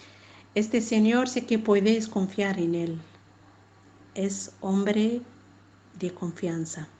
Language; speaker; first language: Spanish; non-native, fluent; Arabic